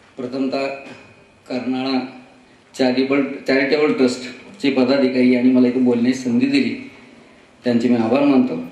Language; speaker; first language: Marathi; non-native, local second language; Kannada